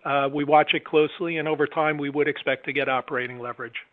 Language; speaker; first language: English; native; English